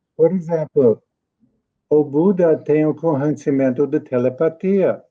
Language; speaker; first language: Portuguese; non-native, learner; English